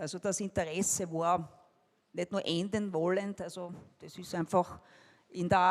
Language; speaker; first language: German; native; German